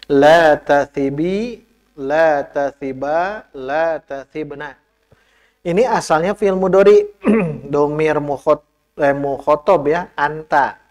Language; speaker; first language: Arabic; non-native, fluent; Indonesian